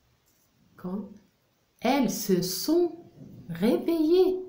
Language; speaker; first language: French; non-native, local second language; Arabic